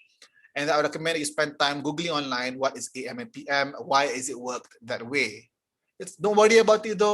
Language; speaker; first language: English; non-native, local second language; Malay